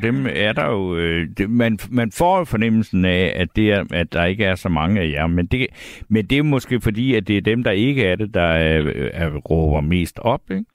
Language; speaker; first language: Danish; native; Danish